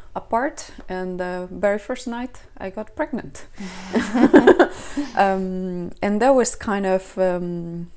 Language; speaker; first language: English; non-native, fluent; Spanish